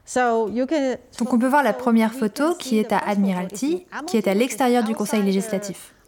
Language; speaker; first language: French; non-native, fluent; Cantonese